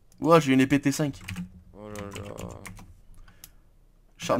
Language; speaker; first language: French; native; French